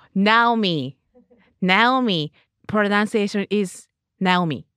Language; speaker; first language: English; non-native, learner; Japanese